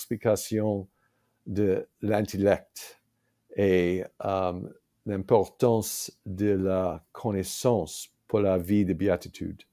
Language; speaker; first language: French; non-native, fluent; English